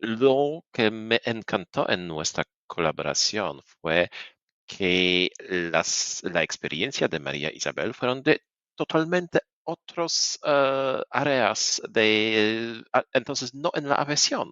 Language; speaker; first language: Spanish; non-native, fluent; Polish